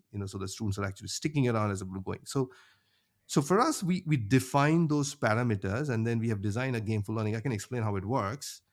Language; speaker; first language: English; non-native, local second language; Bangla